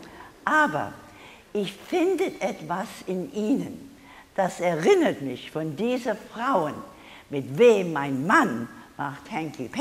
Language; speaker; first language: German; non-native, learner; English